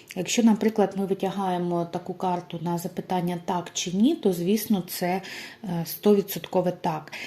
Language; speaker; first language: Ukrainian; non-native, local second language; Russian